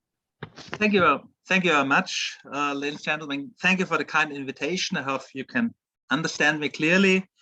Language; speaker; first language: English; non-native, fluent; German